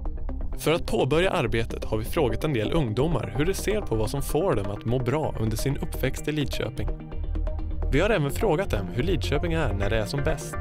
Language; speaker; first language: Swedish; native; Swedish